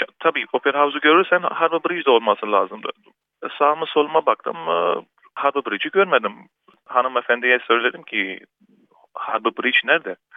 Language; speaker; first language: Turkish; early bilingual, heritage; Turkish